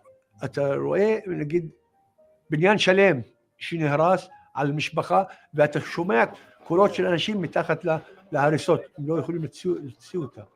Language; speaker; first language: Hebrew; non-native, local second language; Arabic